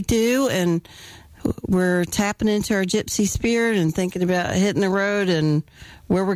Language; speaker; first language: English; native; English